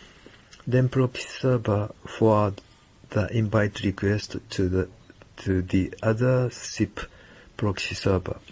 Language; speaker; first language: English; non-native, learner; Japanese